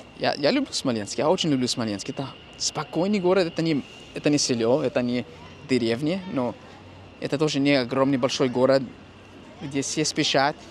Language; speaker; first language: Russian; non-native, fluent; English